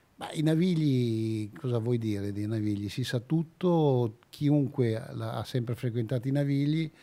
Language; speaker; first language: Italian; native; Italian